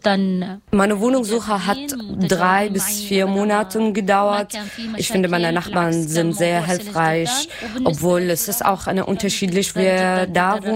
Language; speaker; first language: German; non-native, learner; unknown